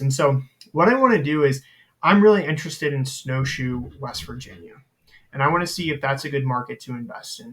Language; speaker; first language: English; native; English